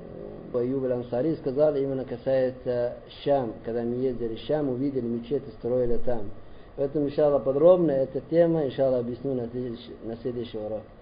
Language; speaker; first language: Russian; non-native, learner; Arabic